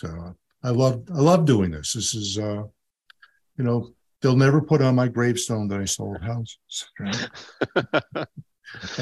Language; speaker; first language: English; native; English